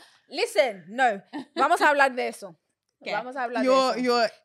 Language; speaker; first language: Spanish; non-native, learner; English